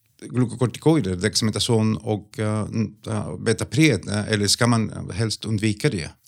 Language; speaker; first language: Swedish; non-native, fluent; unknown